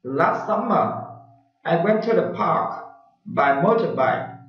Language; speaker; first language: English; non-native, learner; Vietnamese